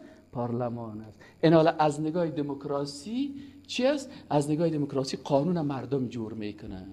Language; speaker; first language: Persian; native; Persian